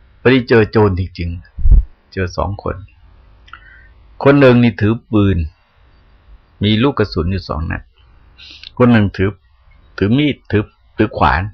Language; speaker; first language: Thai; native; Thai